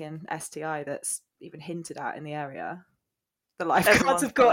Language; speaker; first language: English; native; English